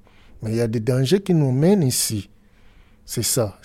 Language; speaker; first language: French; non-native, learner; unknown